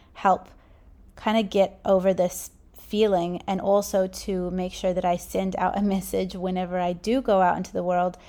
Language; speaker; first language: English; native; English